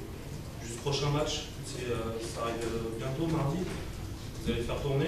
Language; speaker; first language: French; native; French